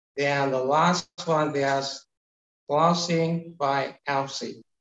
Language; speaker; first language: English; non-native, fluent; Indonesian